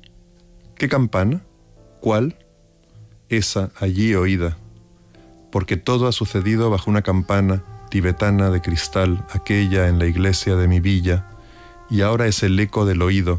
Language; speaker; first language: Spanish; native; Spanish